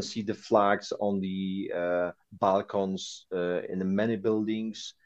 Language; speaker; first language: English; non-native, fluent; Polish